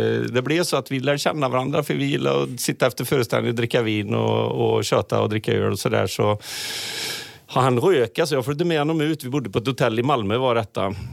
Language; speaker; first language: Swedish; native; Swedish